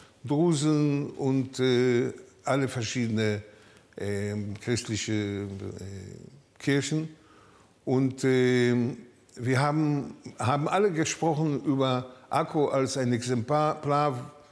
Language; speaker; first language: German; early bilingual, heritage; German